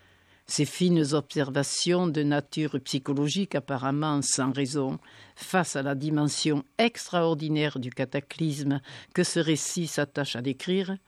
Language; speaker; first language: French; native; French